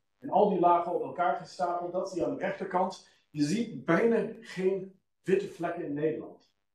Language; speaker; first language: Dutch; non-native, fluent; English